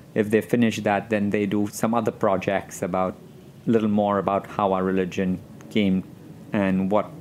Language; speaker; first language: English; non-native, local second language; Gujarati